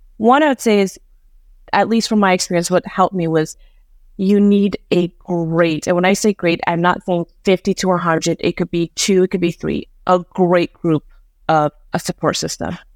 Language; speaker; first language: English; early bilingual, other home language; Persian